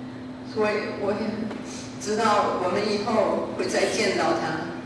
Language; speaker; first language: Chinese; early bilingual, heritage; Chinese